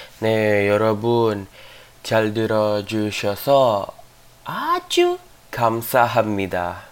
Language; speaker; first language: Korean; non-native, learner; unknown